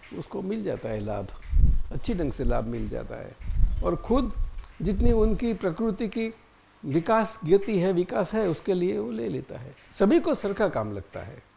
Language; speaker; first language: Hindi; non-native, local second language; Gujarati